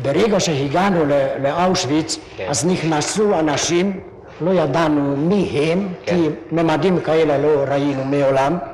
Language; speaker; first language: Hebrew; non-native, fluent; Hungarian